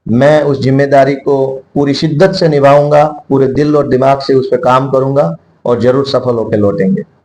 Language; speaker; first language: Hindi; non-native, local second language; Gujarati